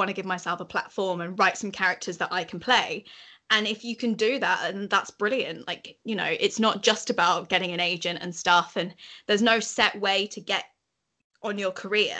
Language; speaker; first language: English; native; English